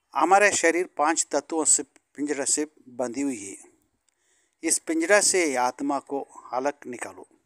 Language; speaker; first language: Hindi; non-native, local second language; Tamil